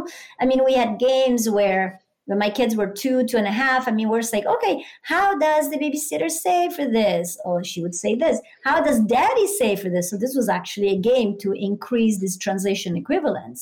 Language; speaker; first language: English; non-native, fluent; Italian